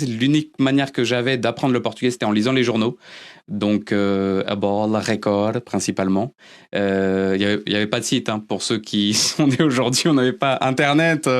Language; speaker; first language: French; early bilingual, other home language; Portuguese